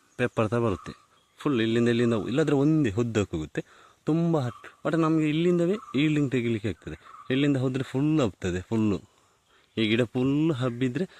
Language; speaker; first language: Kannada; non-native, local second language; Tulu